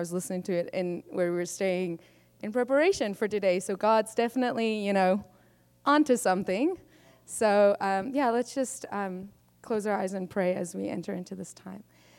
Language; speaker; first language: English; non-native, local second language; Afrikaans